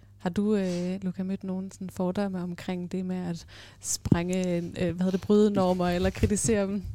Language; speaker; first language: Danish; native; Danish